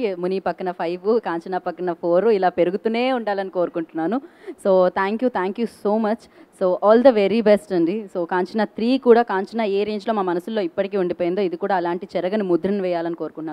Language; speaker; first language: Telugu; native; Telugu